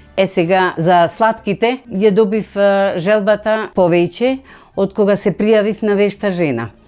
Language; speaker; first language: Macedonian; native; Macedonian